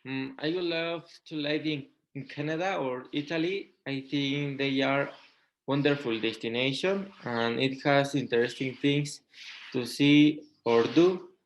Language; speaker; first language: English; non-native, learner; Spanish